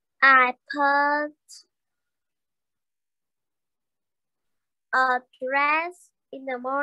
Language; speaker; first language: English; non-native, learner; Vietnamese